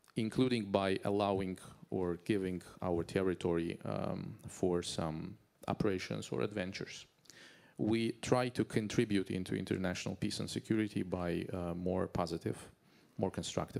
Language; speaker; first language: English; non-native, fluent; Azerbaijani